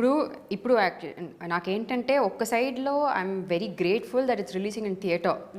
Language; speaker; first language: Telugu; non-native, learner; Tamil